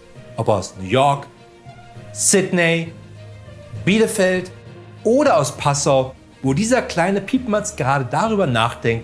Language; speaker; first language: German; native; German